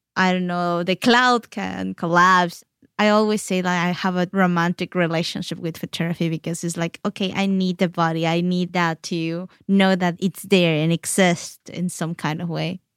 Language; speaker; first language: English; non-native, fluent; Spanish